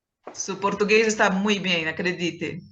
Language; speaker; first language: Spanish; non-native, learner; Portuguese